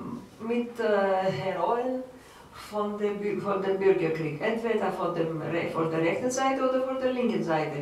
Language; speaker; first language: German; non-native, fluent; Greek